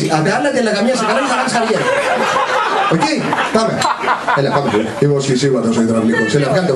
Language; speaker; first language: Greek; native; Greek